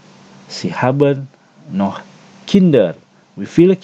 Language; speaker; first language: German; non-native, learner; Indonesian